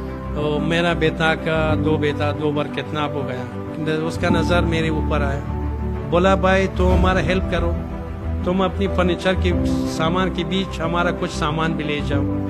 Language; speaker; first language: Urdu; non-native, learner; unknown